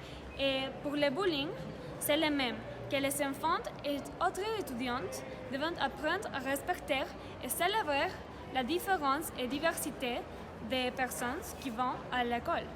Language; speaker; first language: French; non-native, learner; Spanish